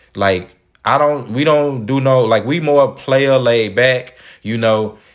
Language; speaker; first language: English; native; English